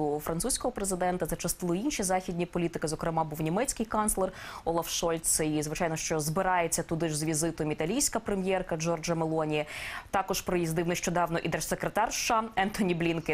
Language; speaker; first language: Ukrainian; native; Ukrainian